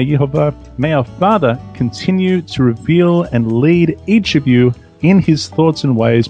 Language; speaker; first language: English; native; English